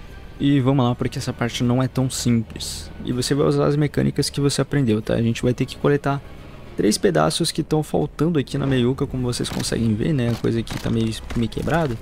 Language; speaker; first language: Portuguese; native; Portuguese